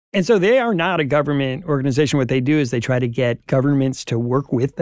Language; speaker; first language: English; native; English